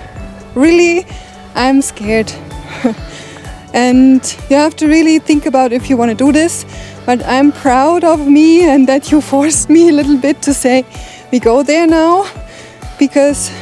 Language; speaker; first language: English; non-native, learner; German